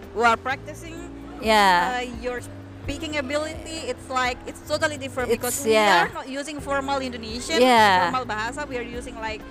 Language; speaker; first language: English; non-native, fluent; Malay